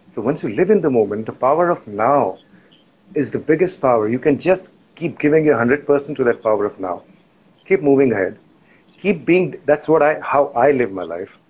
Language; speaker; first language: English; non-native, local second language; Hindi